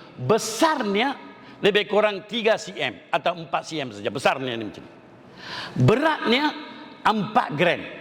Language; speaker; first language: Malay; non-native, local second language; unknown